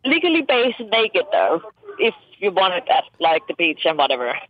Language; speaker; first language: English; non-native, fluent; Danish